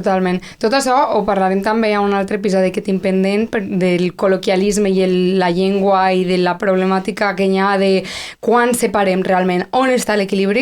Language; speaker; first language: Catalan; native; Catalan